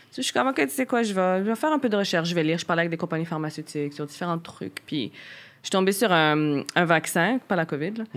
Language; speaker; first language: French; early bilingual, other home language; Arabic